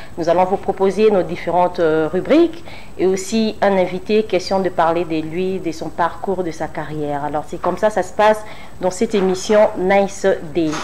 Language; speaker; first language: French; non-native, local second language; Lingala